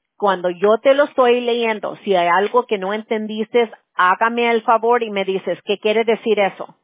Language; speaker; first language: Spanish; early bilingual, heritage; Spanish